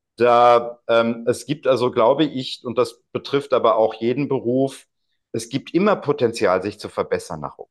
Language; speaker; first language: German; native; German